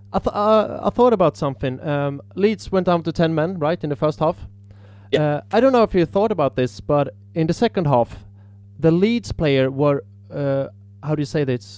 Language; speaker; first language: English; non-native, fluent; Swedish